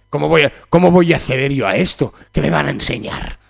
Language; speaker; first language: Spanish; non-native, local second language; Catalan